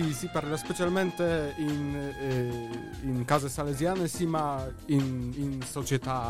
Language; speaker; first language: Italian; non-native, learner; Polish